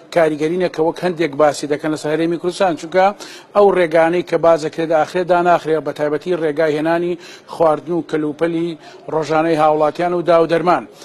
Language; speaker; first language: Central Kurdish; native; Central Kurdish